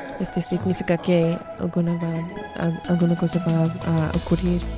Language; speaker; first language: Spanish; non-native, learner; English